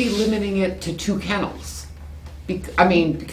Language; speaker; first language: English; native; English